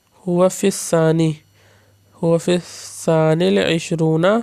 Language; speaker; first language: Arabic; non-native, fluent; Urdu